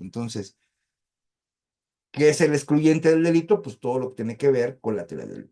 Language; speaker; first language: Spanish; native; Spanish